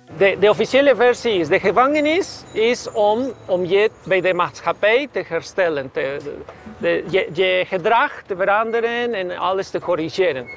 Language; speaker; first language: Dutch; non-native, fluent; Spanish